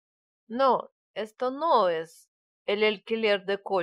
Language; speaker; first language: Spanish; non-native, learner; Russian